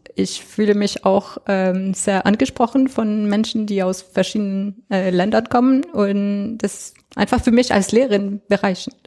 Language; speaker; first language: German; non-native, fluent; French